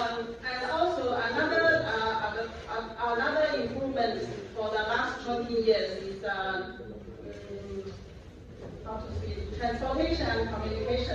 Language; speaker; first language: English; non-native, learner; Chinese